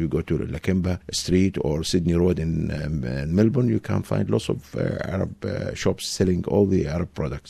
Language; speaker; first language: English; non-native, fluent; Arabic